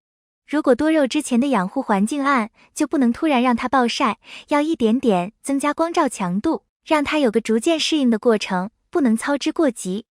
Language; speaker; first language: Chinese; native; Chinese